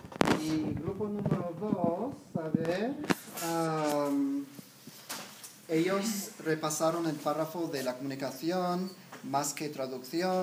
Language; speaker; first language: Spanish; non-native, fluent; English